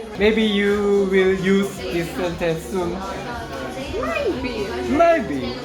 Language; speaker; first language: English; non-native, learner; Korean